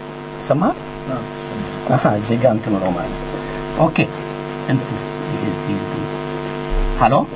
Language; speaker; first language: Swedish; non-native, fluent; Amharic